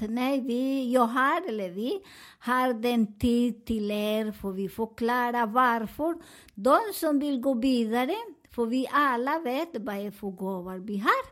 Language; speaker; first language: Swedish; non-native, learner; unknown